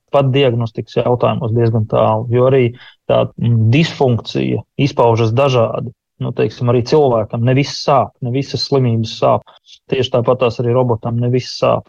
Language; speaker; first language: Latvian; native; Latvian